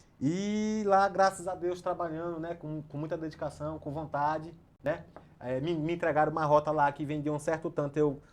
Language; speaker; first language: Portuguese; native; Portuguese